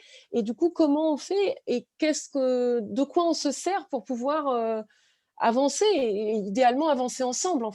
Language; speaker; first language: French; native; French